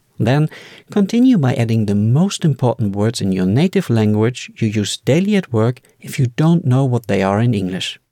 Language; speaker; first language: English; non-native, fluent; German